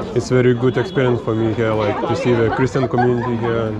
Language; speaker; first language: English; non-native, learner; Lithuanian